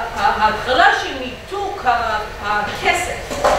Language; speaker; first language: Hebrew; non-native, fluent; English